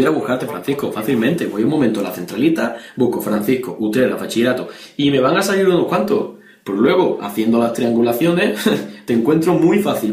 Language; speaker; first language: Spanish; native; Spanish